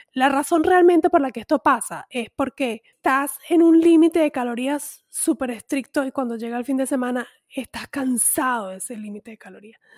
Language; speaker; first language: Spanish; native; Spanish